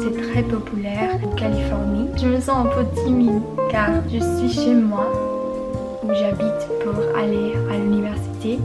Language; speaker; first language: French; non-native, learner; English